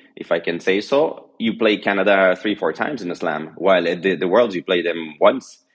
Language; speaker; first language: English; non-native, fluent; French